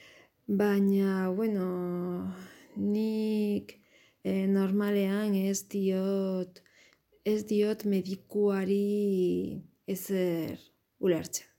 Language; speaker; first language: Basque; non-native, learner; Spanish